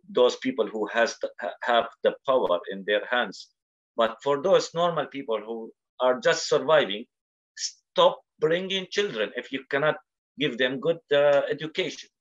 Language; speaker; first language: English; non-native, fluent; Arabic